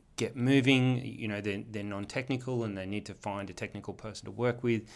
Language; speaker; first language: English; native; English